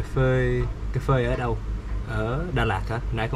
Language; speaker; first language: Vietnamese; early bilingual, heritage; Vietnamese